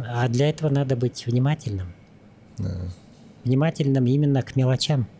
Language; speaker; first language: Russian; native; Russian